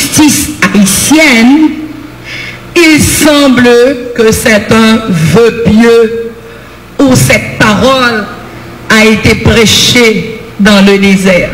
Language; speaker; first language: French; non-native, local second language; Haitian Creole